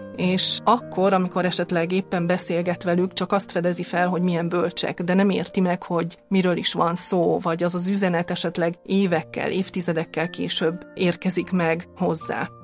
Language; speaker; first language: Hungarian; native; Hungarian